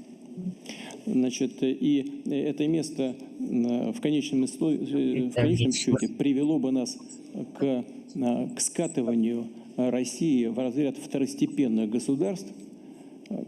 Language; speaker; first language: Russian; native; Russian